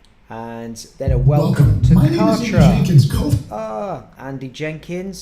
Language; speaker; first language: English; native; English